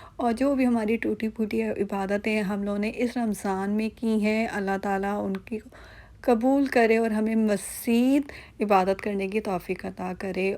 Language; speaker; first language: Urdu; non-native, local second language; Punjabi